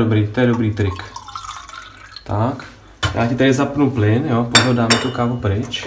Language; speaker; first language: Czech; native; Czech